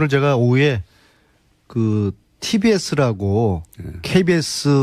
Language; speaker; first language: Korean; native; Korean